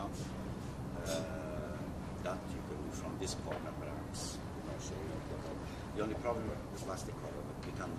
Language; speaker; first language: English; non-native, fluent; Italian